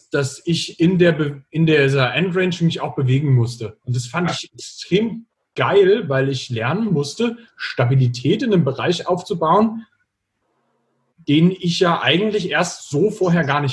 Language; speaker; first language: German; native; German